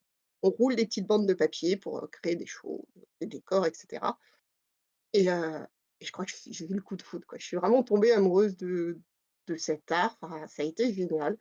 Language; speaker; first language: French; native; French